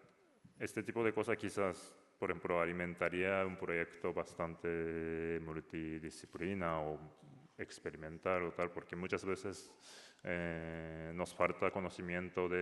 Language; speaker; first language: Spanish; non-native, learner; Japanese